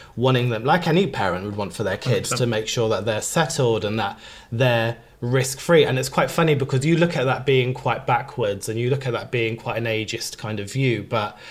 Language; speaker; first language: English; early bilingual, other home language; Urdu